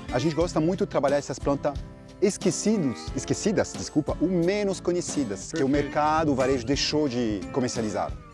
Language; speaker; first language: Portuguese; non-native, fluent; French